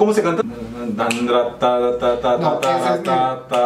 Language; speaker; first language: Spanish; non-native, fluent; Korean